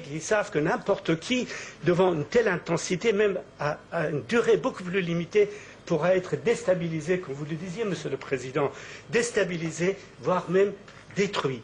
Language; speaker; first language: French; native; French